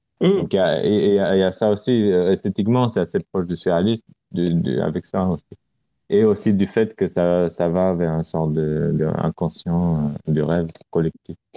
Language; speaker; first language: French; non-native, fluent; Romanian